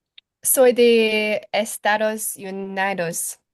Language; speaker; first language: Spanish; non-native, learner; English